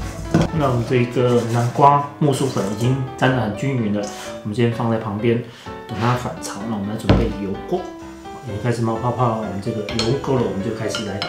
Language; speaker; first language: Chinese; native; Chinese